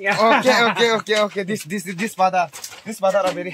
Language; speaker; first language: English; non-native, learner; Adi